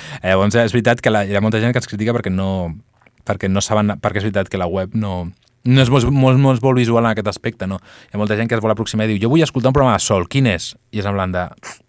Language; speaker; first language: Catalan; non-native, local second language; Spanish